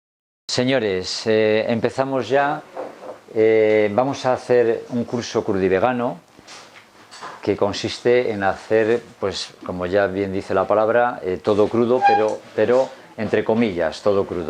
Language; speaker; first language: Spanish; native; Spanish